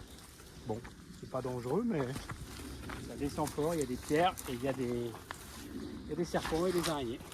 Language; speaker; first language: French; native; French